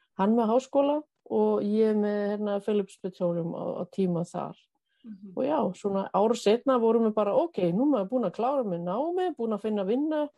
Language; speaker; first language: Icelandic; non-native, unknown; German